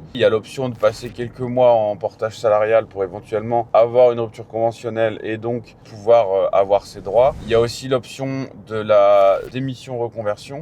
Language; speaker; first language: French; native; French